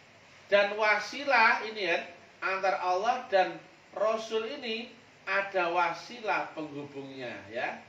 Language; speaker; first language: Indonesian; native; Indonesian